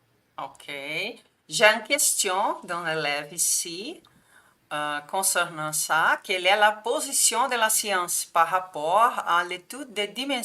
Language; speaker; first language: French; non-native, fluent; Portuguese